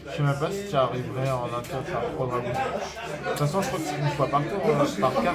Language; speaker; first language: French; native; French